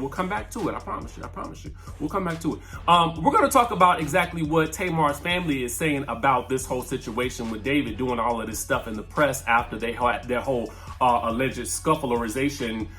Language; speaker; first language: English; native; English